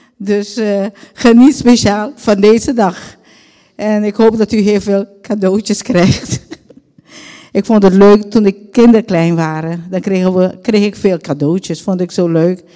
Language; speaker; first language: Dutch; non-native, local second language; Papiamento